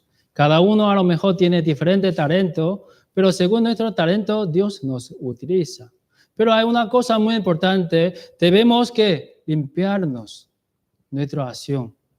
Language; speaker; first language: Spanish; non-native, learner; Chinese